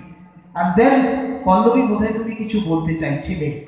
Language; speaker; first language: English; non-native, local second language; Bangla